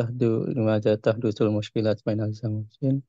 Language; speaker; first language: Arabic; non-native, learner; Indonesian